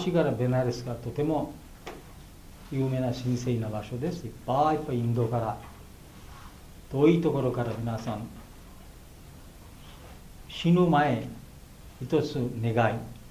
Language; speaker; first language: Japanese; non-native, fluent; Bangla